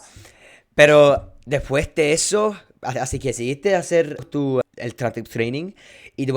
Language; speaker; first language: Spanish; non-native, fluent; English